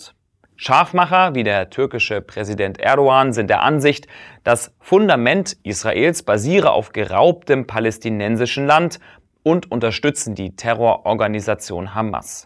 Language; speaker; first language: German; native; German